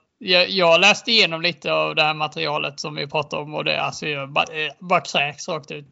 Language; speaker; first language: Swedish; native; Swedish